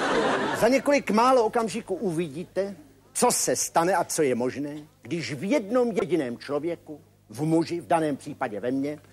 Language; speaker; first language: Czech; native; Czech